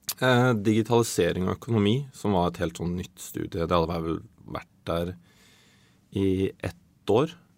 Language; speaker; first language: Norwegian; early bilingual, other home language; Swedish